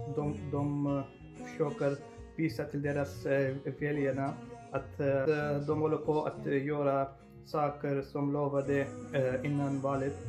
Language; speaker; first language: Swedish; non-native, fluent; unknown